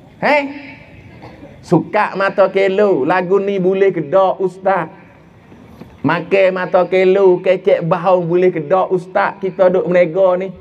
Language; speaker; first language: Malay; native; Malay